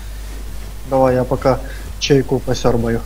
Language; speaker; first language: Russian; native; Russian